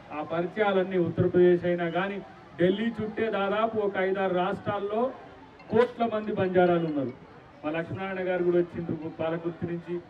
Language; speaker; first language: Telugu; native; Telugu